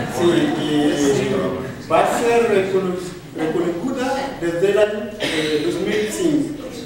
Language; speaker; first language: Catalan; non-native, learner; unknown